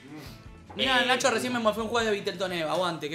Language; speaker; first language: Spanish; native; Spanish